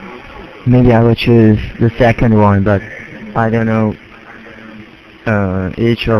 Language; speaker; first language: English; non-native, learner; Chinese